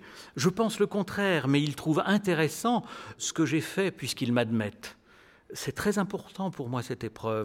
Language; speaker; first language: French; native; French